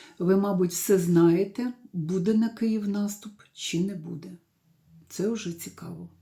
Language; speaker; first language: Ukrainian; non-native, local second language; Russian